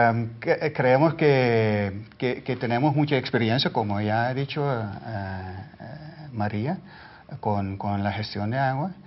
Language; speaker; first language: Spanish; non-native, fluent; Dutch